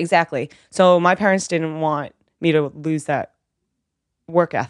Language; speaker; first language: English; early bilingual, other home language; Vietnamese